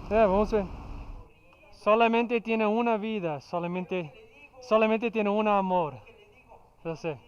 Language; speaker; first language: Spanish; non-native, learner; English